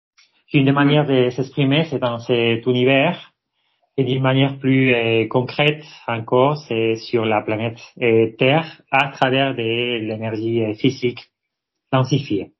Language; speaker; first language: French; non-native, fluent; Spanish